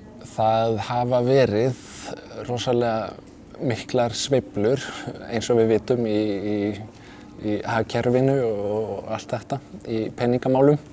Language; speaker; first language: Icelandic; non-native, fluent; Danish